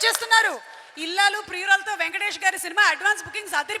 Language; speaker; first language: Telugu; native; Telugu